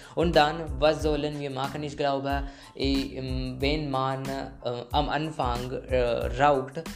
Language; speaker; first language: German; non-native, learner; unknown